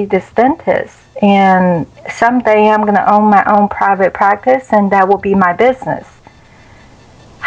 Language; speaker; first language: English; non-native, fluent; Chinese